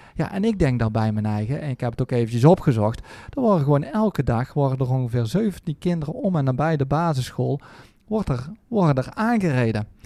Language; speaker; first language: Dutch; native; Dutch